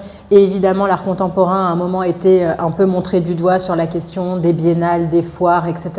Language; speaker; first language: French; native; French